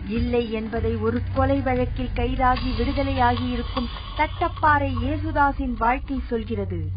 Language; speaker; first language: Tamil; native; Tamil